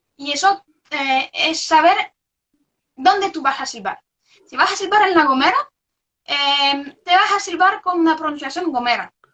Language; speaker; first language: Spanish; non-native, fluent; French